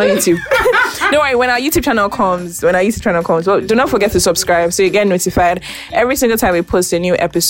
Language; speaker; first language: English; non-native, local second language; Yoruba